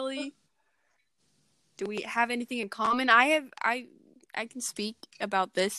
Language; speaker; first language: English; native; English